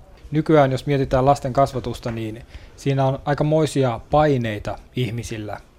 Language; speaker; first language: Finnish; native; Finnish